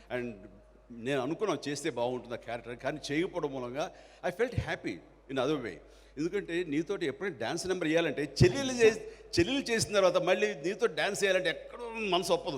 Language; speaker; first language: Telugu; native; Telugu